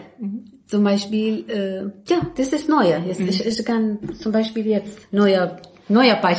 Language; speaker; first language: German; non-native, learner; Arabic